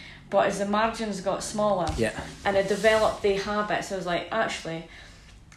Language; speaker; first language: English; native; English